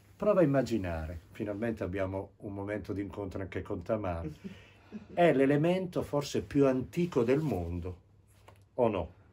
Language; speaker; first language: Italian; native; Italian